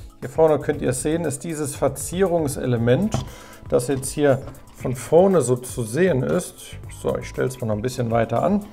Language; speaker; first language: German; native; German